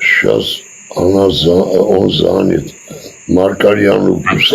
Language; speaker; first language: Russian; non-native, fluent; Armenian